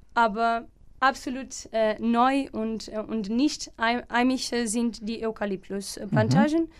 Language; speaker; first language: German; non-native, fluent; Portuguese